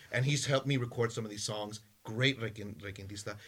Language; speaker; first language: English; early bilingual, other home language; Spanish